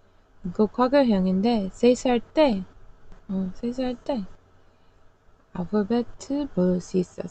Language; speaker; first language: Korean; non-native, learner; English